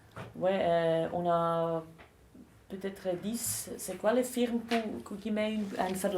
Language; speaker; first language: French; non-native, local second language; German